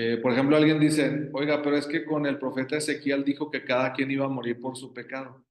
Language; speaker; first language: Spanish; native; Spanish